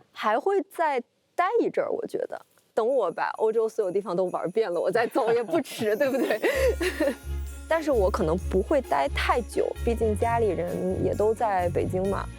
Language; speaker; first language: Chinese; native; Chinese